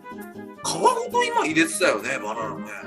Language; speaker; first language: Japanese; native; Japanese